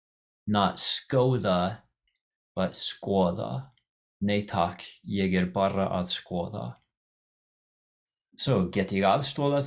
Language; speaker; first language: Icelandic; non-native, learner; English